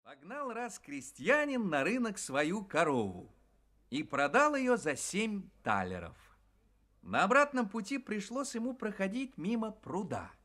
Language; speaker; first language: Russian; native; Russian